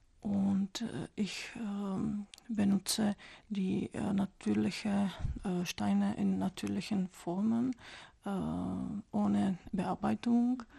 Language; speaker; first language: German; non-native, fluent; Czech